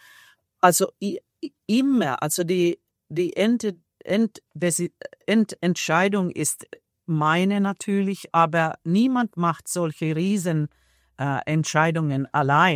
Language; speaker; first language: German; non-native, fluent; Finnish